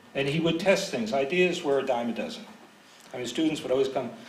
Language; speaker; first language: English; native; English